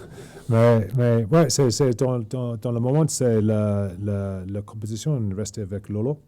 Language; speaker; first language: French; non-native, learner; English